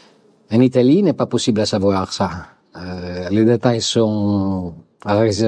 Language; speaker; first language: French; non-native, learner; Italian